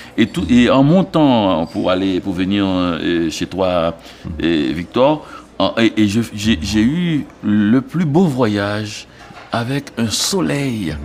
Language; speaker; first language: French; non-native, local second language; Haitian Creole